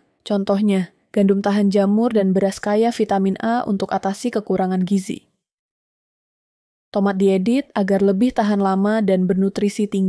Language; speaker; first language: Indonesian; native; Indonesian